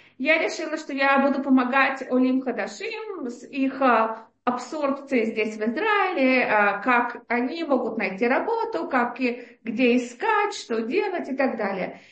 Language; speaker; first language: Russian; native; Russian